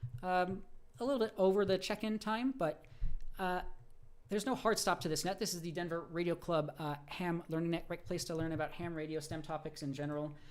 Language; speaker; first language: English; native; English